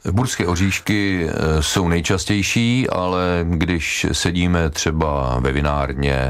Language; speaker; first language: Czech; native; Czech